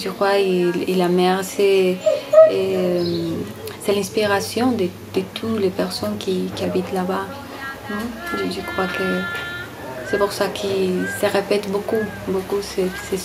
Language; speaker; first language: French; non-native, fluent; Spanish